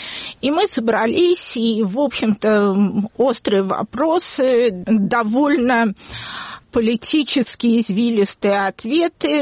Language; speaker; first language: Russian; native; Russian